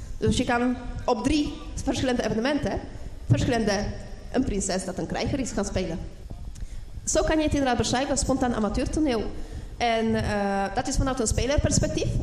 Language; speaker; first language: Dutch; non-native, fluent; Polish